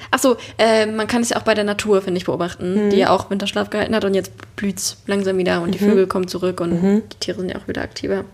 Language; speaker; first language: German; native; German